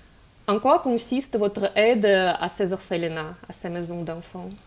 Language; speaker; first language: French; non-native, fluent; Russian